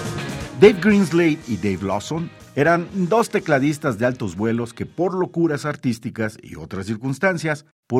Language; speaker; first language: Spanish; native; Spanish